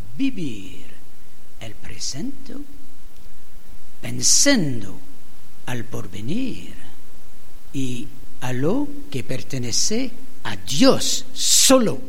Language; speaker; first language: Spanish; non-native, learner; French